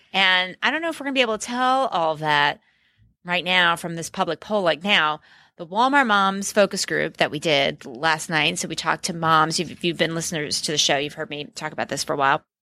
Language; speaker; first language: English; native; English